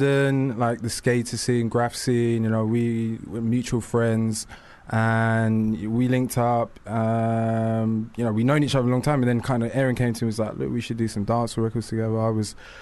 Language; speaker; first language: English; native; English